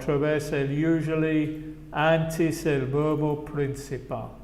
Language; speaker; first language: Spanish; non-native, fluent; English